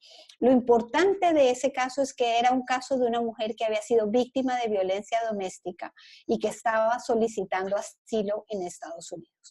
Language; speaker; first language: Spanish; native; Spanish